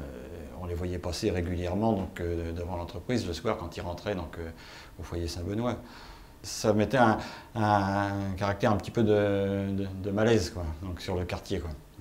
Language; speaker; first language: French; native; French